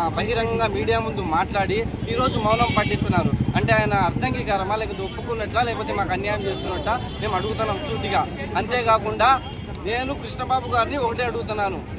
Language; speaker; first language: Telugu; native; Telugu